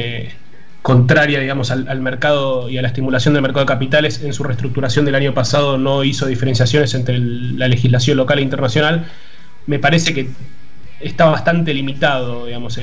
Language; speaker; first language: Spanish; native; Spanish